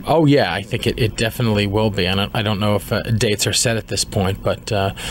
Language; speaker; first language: English; native; English